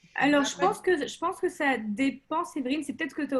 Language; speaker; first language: French; native; French